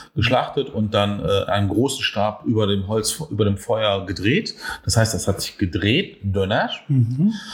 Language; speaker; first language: German; early bilingual, other home language; Turkish